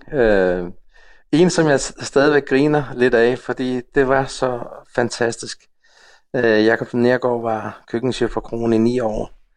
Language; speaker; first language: Danish; non-native, local second language; Faroese